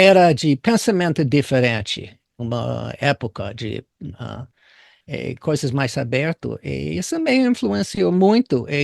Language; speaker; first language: Portuguese; non-native, fluent; English